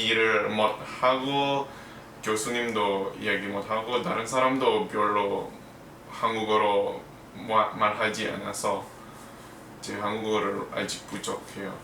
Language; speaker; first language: Korean; non-native, learner; Indonesian